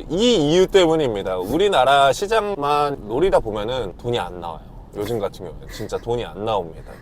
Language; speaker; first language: Korean; native; Korean